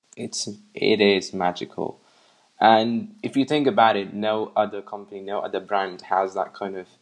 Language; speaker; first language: English; native; English